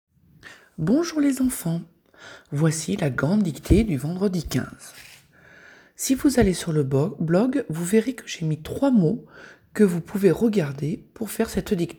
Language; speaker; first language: French; native; French